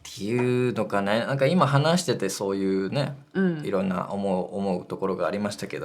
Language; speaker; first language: Japanese; native; Japanese